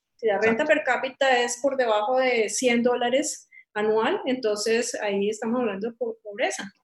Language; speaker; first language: Spanish; native; Spanish